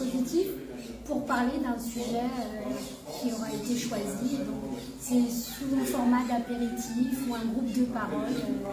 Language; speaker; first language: French; native; French